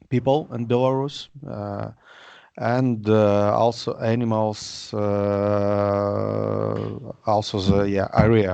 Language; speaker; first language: English; non-native, learner; Russian